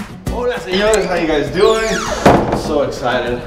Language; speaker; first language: English; non-native, fluent; Spanish